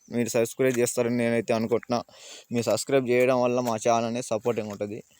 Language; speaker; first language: Telugu; non-native, local second language; Lambadi